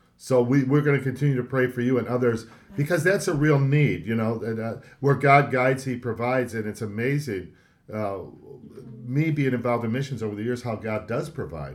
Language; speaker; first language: English; native; English